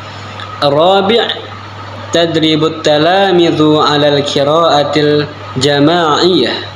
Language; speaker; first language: Arabic; non-native, learner; Indonesian